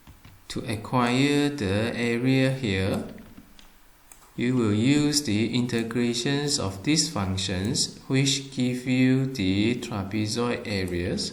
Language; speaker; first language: English; non-native, fluent; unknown